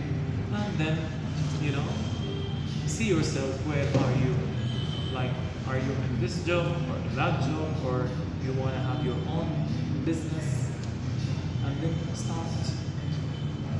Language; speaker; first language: English; non-native, learner; Arabic